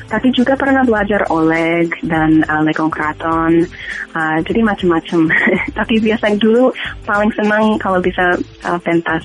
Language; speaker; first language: Indonesian; non-native, fluent; English